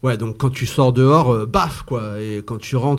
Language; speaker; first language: French; native; French